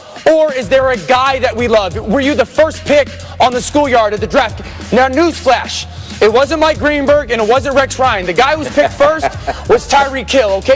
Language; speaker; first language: English; native; English